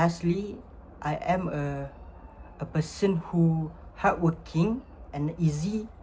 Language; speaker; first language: English; non-native, learner; Malay